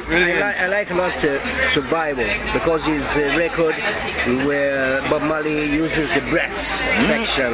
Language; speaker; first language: English; non-native, fluent; Italian